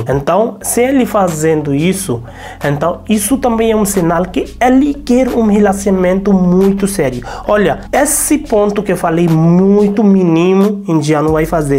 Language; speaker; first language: Portuguese; non-native, learner; Hindi